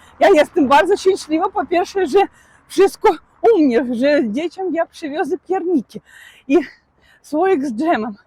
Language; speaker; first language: Polish; non-native, fluent; Russian